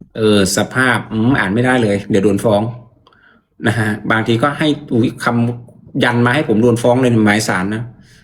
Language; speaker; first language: Thai; native; Thai